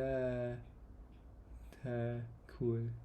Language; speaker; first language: Arabic; non-native, learner; English